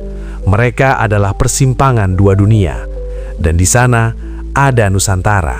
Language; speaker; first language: Indonesian; native; Indonesian